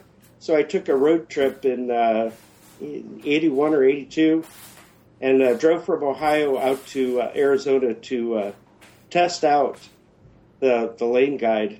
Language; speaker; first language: English; native; English